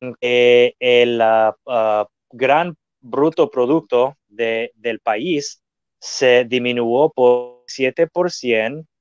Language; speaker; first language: Spanish; non-native, fluent; English